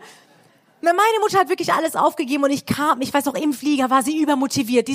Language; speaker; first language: German; early bilingual, other home language; Persian